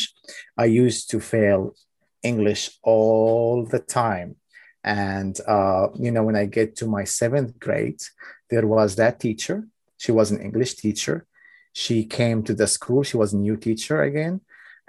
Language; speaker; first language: English; non-native, fluent; Arabic